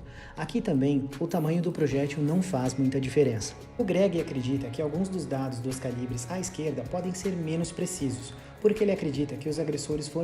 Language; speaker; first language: Portuguese; native; Portuguese